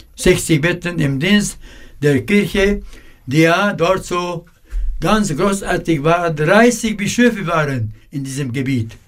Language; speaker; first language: German; non-native, fluent; Arabic